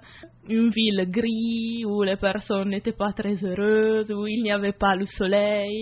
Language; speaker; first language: French; non-native, learner; Italian